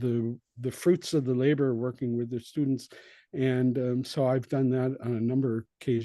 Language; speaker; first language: English; native; English